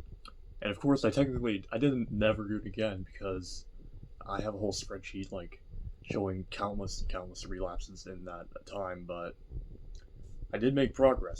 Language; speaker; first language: English; native; English